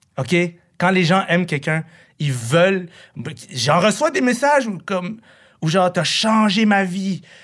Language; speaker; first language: French; early bilingual, other home language; Arabic